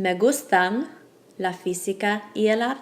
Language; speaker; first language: Spanish; non-native, fluent; English